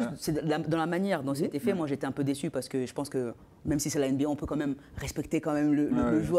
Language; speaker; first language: French; native; French